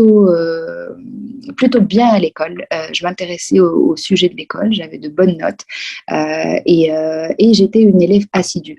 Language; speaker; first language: French; non-native, local second language; Arabic